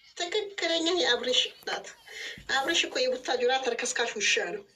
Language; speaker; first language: Amharic; native; Amharic